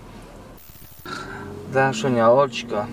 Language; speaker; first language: Russian; non-native, learner; Turkmen